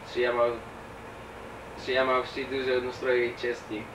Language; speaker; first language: Ukrainian; early bilingual, heritage; Ukrainian